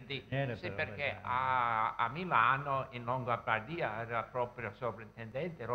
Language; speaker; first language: Italian; non-native, fluent; English